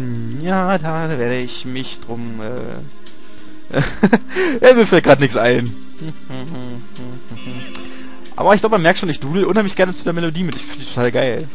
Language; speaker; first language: German; native; German